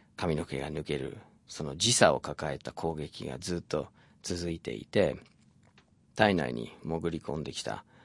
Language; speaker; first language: Japanese; non-native, fluent; English